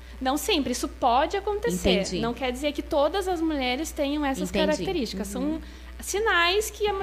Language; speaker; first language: Portuguese; native; Portuguese